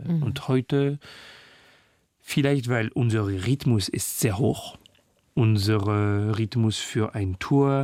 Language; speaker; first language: German; non-native, fluent; French